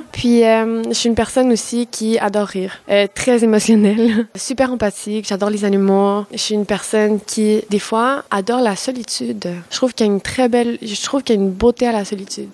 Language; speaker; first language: French; non-native, fluent; Spanish